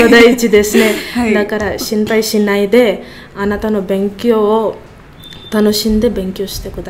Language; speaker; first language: Japanese; non-native, learner; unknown